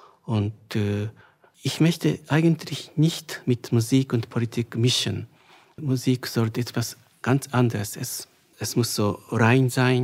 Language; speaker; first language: German; non-native, fluent; Japanese